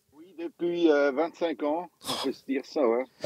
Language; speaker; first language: French; non-native, local second language; German